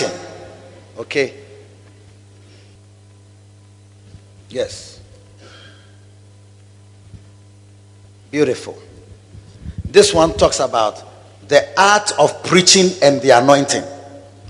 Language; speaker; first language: English; non-native, local second language; Akan